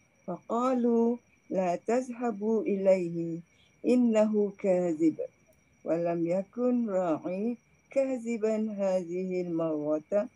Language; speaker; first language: Arabic; non-native, learner; Indonesian